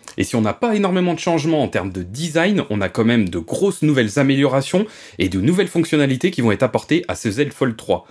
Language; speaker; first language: French; native; French